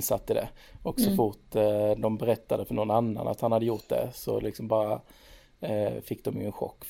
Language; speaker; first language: Swedish; native; Swedish